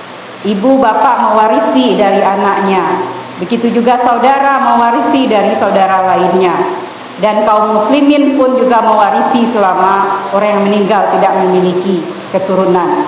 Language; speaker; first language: Indonesian; native; Indonesian